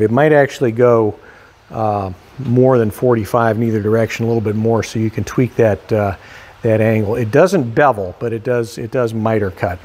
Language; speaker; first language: English; native; English